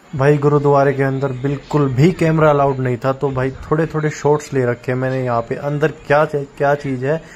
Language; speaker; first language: Hindi; native; Hindi